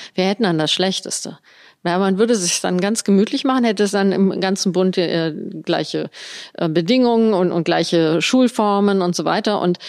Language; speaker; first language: German; native; German